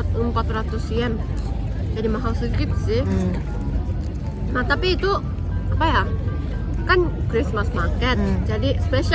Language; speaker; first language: Indonesian; non-native, fluent; Japanese